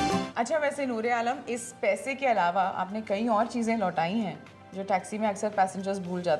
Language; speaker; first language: Hindi; native; Hindi